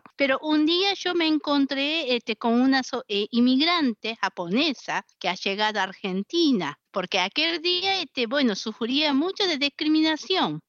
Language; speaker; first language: Spanish; non-native, fluent; Japanese